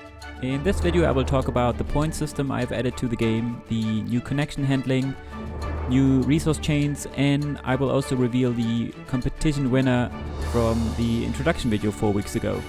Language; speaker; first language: English; non-native, fluent; German